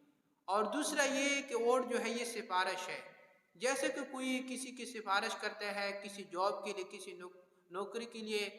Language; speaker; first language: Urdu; non-native, local second language; Pashto